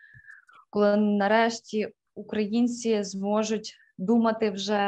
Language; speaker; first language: Ukrainian; native; Ukrainian